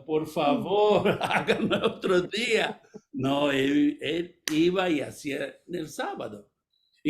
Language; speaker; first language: Spanish; non-native, fluent; Portuguese